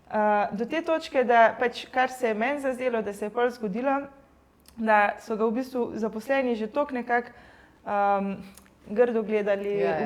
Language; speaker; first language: Slovenian; native; Slovenian